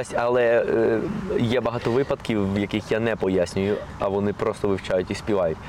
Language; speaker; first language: Ukrainian; non-native, fluent; Spanish